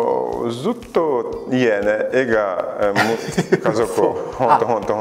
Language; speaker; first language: Japanese; non-native, learner; Portuguese